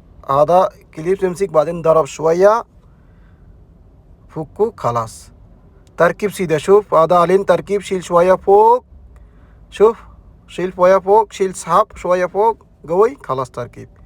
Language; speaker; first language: Arabic; non-native, learner; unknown